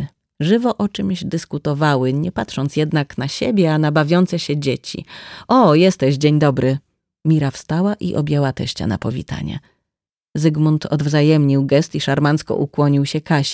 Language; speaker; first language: Polish; native; Polish